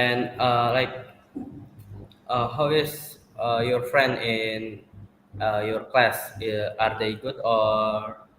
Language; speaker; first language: English; non-native, fluent; Indonesian